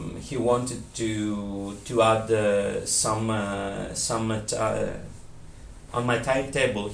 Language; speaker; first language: English; non-native, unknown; Greek